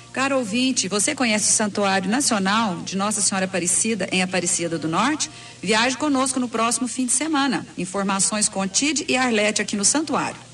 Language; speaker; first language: Portuguese; native; Portuguese